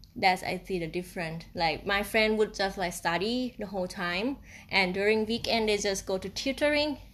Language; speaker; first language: English; non-native, fluent; Thai